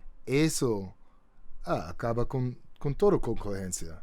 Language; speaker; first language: Portuguese; non-native, fluent; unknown